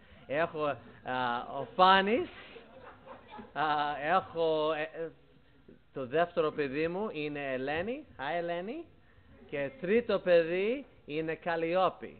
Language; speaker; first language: Greek; early bilingual, heritage; Greek